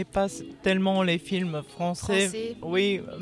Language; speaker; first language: French; non-native, fluent; Serbian